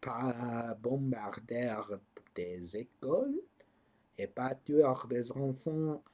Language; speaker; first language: French; non-native, learner; English